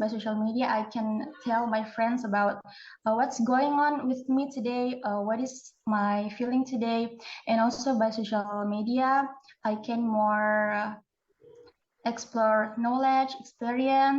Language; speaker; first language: English; non-native, learner; Indonesian